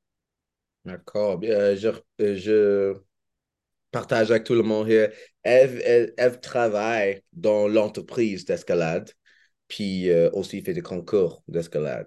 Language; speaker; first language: French; non-native, learner; English